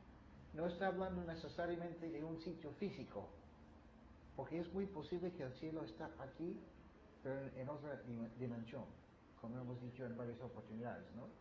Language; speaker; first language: Spanish; non-native, fluent; English